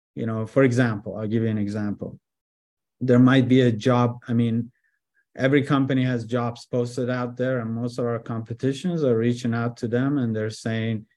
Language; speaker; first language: English; early bilingual, other home language; Persian